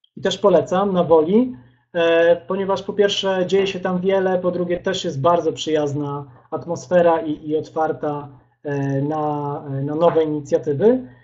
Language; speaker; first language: Polish; native; Polish